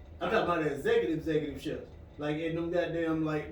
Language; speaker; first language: English; native; English